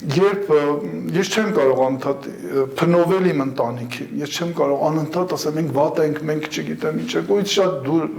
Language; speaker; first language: Armenian; early bilingual, heritage; Armenian